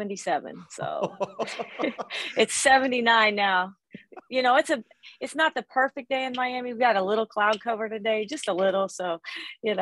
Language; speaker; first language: English; native; English